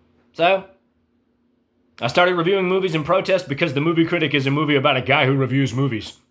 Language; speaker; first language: English; native; English